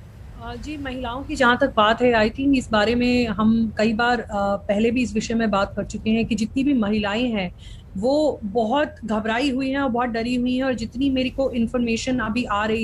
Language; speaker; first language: Hindi; native; Hindi